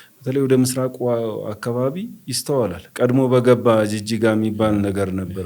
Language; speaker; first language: Amharic; native; Amharic